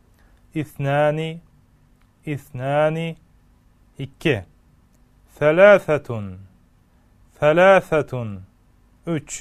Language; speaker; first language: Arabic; non-native, fluent; Uzbek